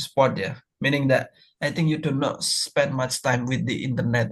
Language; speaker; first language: English; non-native, fluent; Indonesian